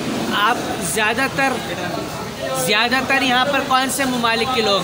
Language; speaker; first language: Hindi; native; Hindi